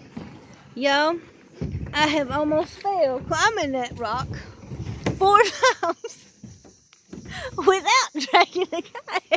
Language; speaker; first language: English; native; English